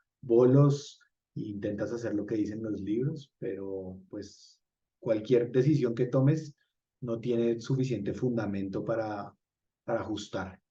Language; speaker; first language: Spanish; native; Spanish